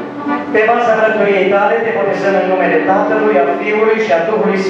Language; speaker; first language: Romanian; native; Romanian